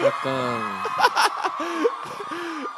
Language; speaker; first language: Korean; native; Korean